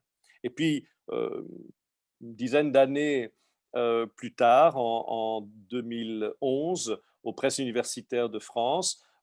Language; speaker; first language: French; native; French